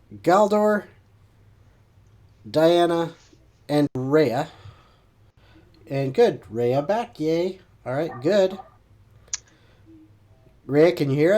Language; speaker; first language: English; native; English